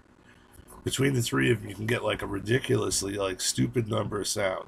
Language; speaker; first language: English; native; English